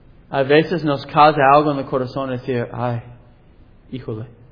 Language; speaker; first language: Spanish; non-native, fluent; English